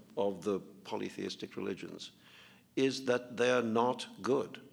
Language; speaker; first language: English; non-native, local second language; Urdu